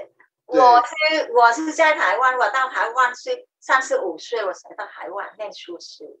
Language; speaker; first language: Chinese; non-native, learner; Vietnamese